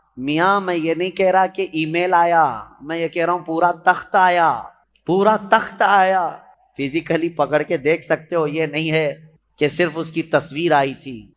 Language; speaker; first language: Urdu; native; Urdu